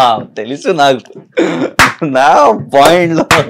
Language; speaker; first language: Telugu; non-native, learner; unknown